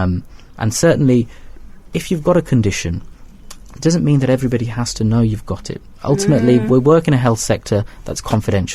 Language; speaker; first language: English; native; English